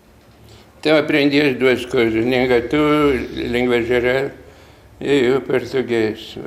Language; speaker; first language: Portuguese; non-native, fluent; Lithuanian